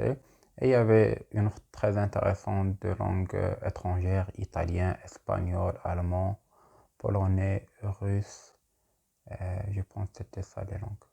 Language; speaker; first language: French; non-native, local second language; Arabic